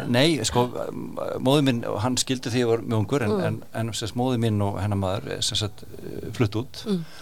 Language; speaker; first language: Icelandic; native; Icelandic